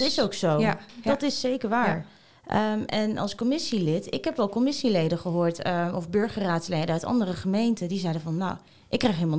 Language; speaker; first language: Dutch; native; Dutch